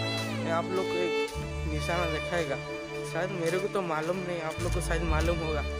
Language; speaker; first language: Hindi; non-native, local second language; Odia